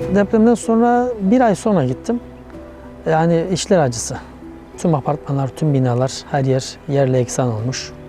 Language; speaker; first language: Turkish; native; Turkish